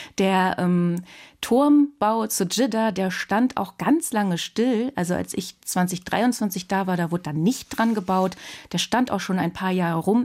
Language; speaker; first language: German; native; German